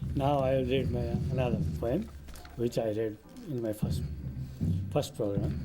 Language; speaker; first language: English; non-native, local second language; Nepali